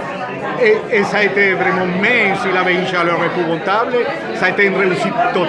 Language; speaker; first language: French; non-native, fluent; Spanish